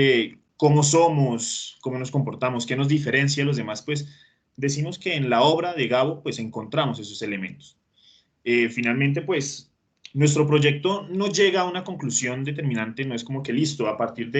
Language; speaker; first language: Spanish; native; Spanish